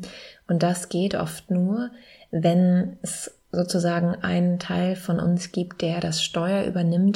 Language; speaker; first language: German; native; German